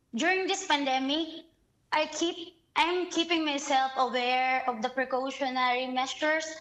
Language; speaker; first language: English; non-native, local second language; Filipino